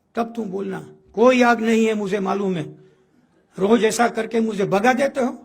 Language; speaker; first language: Hindi; non-native, local second language; Gujarati